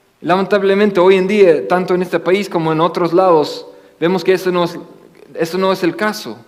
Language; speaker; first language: Spanish; non-native, fluent; English